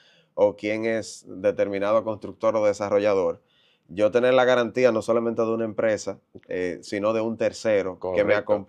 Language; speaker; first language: Spanish; native; Spanish